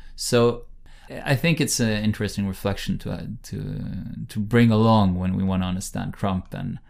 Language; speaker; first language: English; non-native, fluent; Norwegian